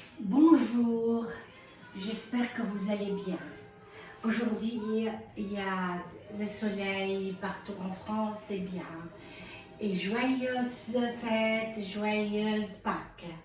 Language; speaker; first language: French; non-native, fluent; Arabic